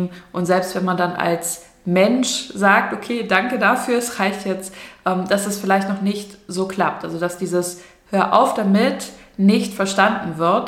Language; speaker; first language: German; native; German